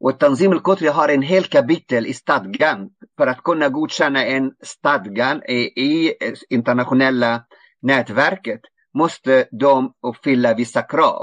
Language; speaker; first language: Swedish; non-native, fluent; Arabic